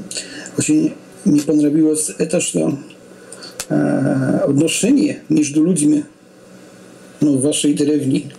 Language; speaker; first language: Russian; non-native, learner; Polish